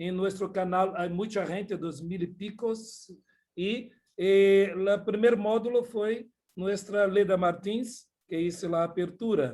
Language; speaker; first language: Spanish; non-native, learner; Portuguese